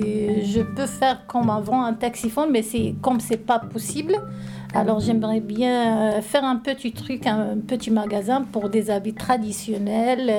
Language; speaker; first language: French; non-native, learner; Arabic